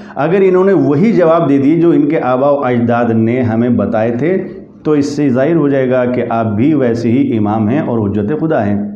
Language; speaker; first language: Urdu; native; Urdu